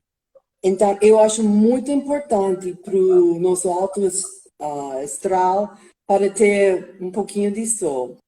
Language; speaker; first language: Portuguese; non-native, fluent; English